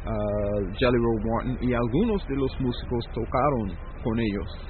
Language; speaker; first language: Spanish; non-native, fluent; English